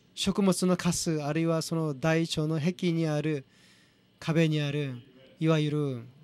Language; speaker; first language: Japanese; non-native, fluent; Korean